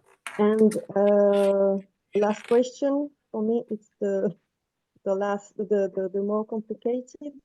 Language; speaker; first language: English; non-native, fluent; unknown